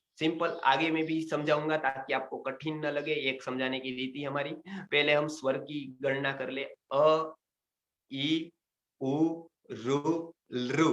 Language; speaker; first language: Hindi; non-native, local second language; Gujarati